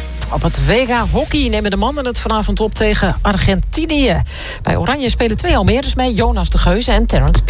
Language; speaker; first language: Dutch; native; Dutch